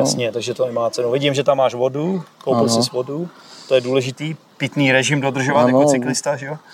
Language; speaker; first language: Czech; native; Czech